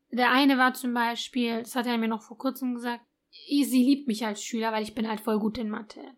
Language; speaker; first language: German; early bilingual, other home language; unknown